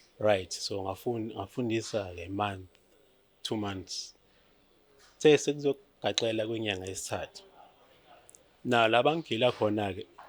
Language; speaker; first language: Zulu; native; Zulu